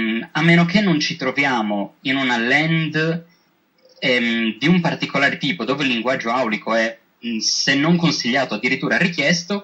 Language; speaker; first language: Italian; native; Italian